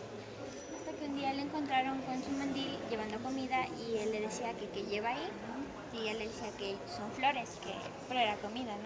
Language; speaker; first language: Spanish; native; Spanish